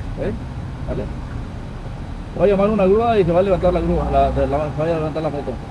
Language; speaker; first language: Spanish; native; Spanish